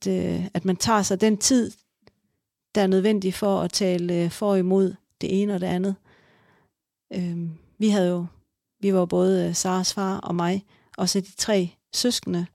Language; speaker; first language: Danish; native; Danish